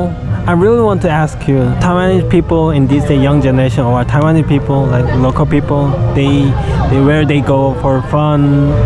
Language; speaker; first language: English; non-native, learner; Korean